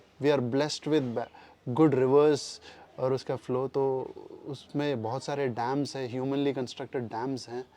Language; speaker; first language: Hindi; non-native, local second language; Malayalam